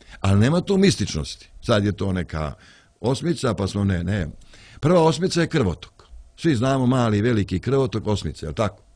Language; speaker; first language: Serbian; native; Serbian